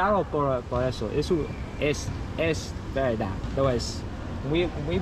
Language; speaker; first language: Spanish; non-native, learner; English